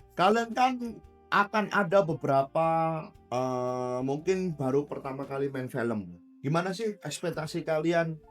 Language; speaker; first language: Indonesian; native; Indonesian